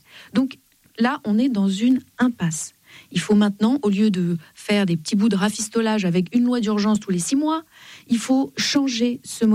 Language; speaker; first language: French; native; French